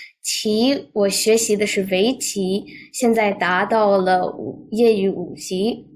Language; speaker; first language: Chinese; early bilingual, heritage; Chinese